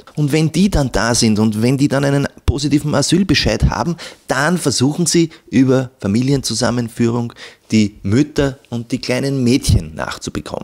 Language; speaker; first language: German; native; German